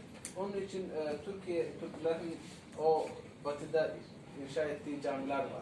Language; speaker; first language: Turkish; non-native, fluent; Somali